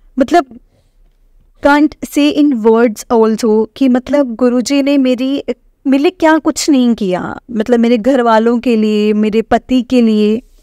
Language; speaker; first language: Hindi; non-native, local second language; Punjabi